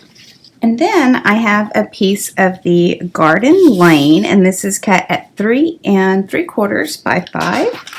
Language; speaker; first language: English; native; English